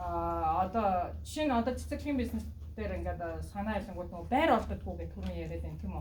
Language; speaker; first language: Mongolian; native; Mongolian